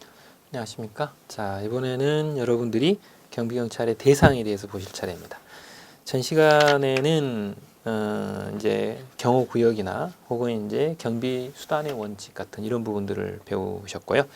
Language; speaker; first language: Korean; native; Korean